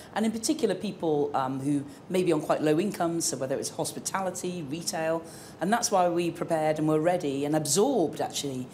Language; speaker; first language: English; native; English